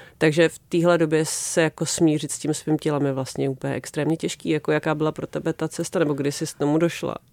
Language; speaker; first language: Czech; native; Czech